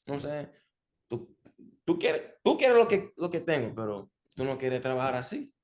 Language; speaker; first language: Spanish; early bilingual, heritage; Spanish